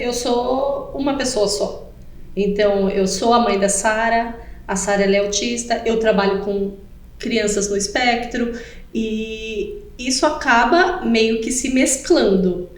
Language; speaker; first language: Portuguese; native; Portuguese